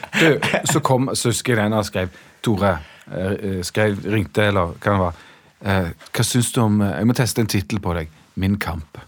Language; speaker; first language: Norwegian; native; Norwegian